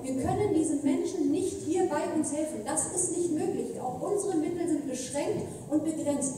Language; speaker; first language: German; native; German